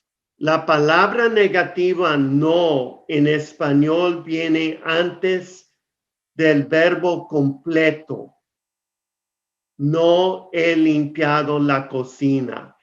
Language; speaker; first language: Spanish; non-native, fluent; English